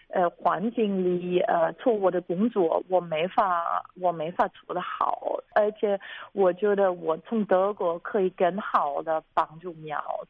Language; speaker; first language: Chinese; non-native, fluent; German